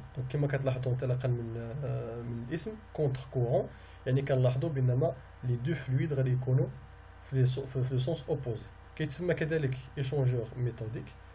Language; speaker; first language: French; non-native, local second language; Arabic